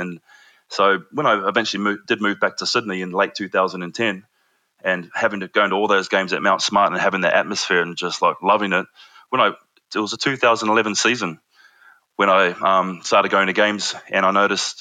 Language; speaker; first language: English; native; English